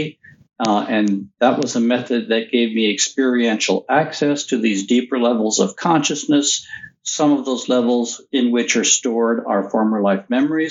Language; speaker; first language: English; native; English